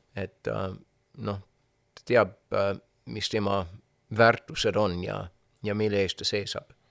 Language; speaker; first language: Estonian; non-native, fluent; English